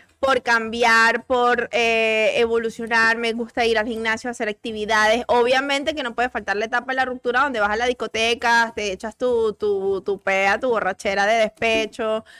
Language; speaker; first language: Spanish; native; Spanish